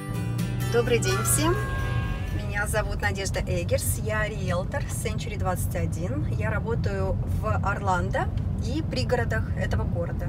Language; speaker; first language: Russian; native; Russian